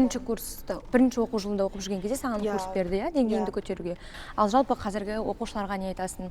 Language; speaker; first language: Kazakh; native; Kazakh